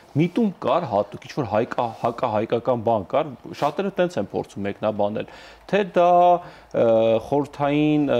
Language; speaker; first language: Armenian; native; Armenian